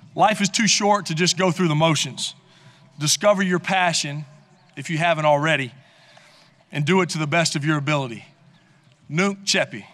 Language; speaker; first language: English; native; English